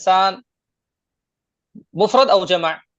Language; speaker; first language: Arabic; non-native, fluent; Urdu